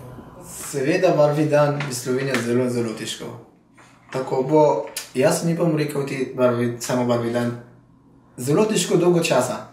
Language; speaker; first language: Slovenian; non-native, learner; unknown